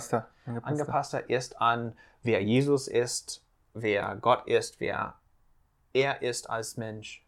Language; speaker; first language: German; non-native, fluent; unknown